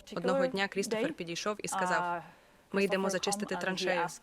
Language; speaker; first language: Ukrainian; non-native, fluent; Swedish